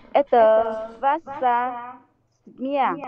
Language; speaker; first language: Russian; non-native, learner; Vietnamese